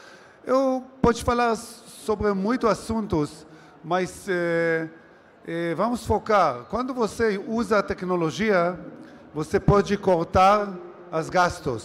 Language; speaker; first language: Portuguese; non-native, learner; Hebrew